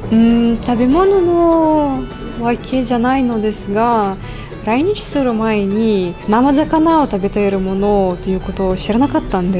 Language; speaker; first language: Japanese; non-native, fluent; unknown